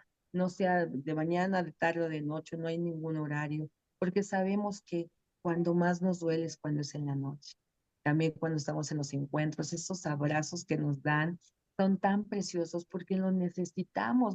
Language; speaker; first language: Spanish; native; Spanish